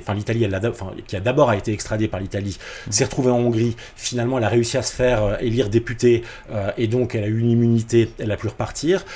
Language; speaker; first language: French; native; French